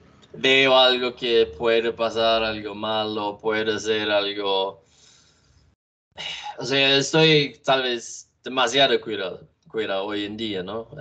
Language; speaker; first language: Spanish; non-native, learner; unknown